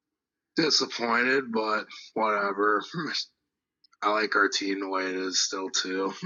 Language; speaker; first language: English; native; English